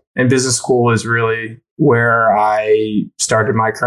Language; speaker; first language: English; native; English